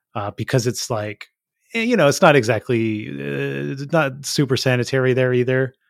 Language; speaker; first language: English; native; English